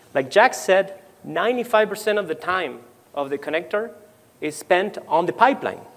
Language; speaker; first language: English; non-native, fluent; Spanish